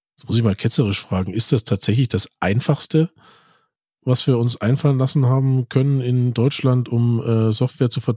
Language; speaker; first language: German; native; German